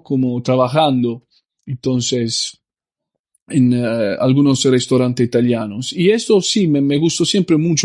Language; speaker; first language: Spanish; non-native, fluent; Italian